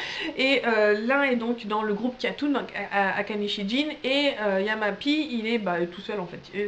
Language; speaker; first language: French; native; French